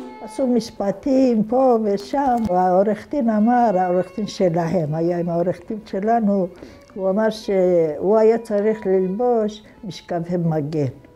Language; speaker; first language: Hebrew; non-native, fluent; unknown